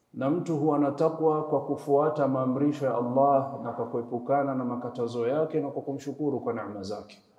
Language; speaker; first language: Arabic; non-native, fluent; Swahili